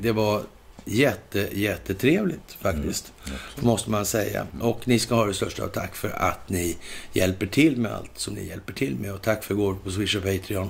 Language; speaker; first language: Swedish; native; Swedish